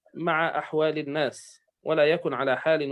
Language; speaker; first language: Arabic; native; Arabic